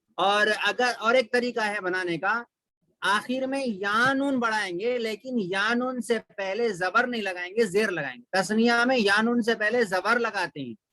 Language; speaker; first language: Urdu; native; Urdu